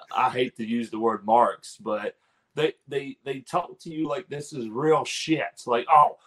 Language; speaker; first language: English; native; English